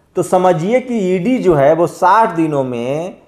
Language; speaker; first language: Hindi; native; Hindi